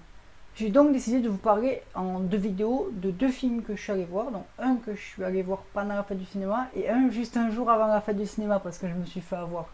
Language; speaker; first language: French; native; French